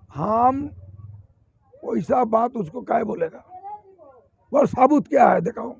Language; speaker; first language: Hindi; non-native, local second language; Bangla